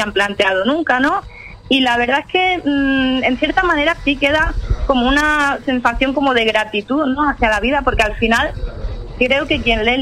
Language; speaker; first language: Spanish; native; Spanish